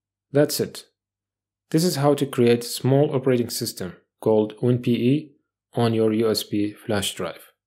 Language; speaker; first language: English; non-native, fluent; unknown